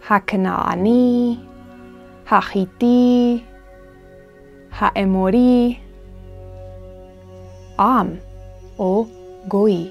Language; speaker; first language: Hebrew; non-native, fluent; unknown